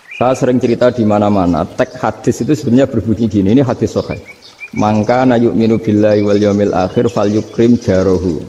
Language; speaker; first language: Indonesian; non-native, local second language; Javanese